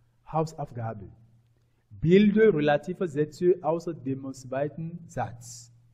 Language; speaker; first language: German; non-native, fluent; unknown